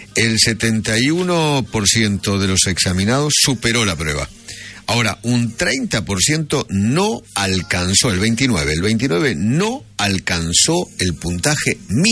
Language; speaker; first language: Spanish; native; Spanish